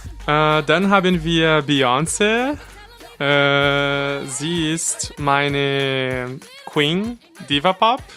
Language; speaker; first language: German; non-native, fluent; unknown